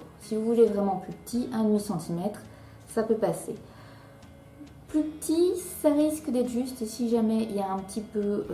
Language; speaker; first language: French; native; French